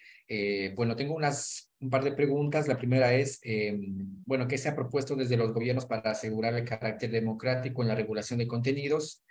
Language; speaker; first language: Spanish; native; Spanish